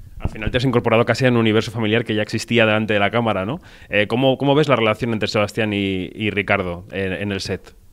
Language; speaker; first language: Spanish; native; Spanish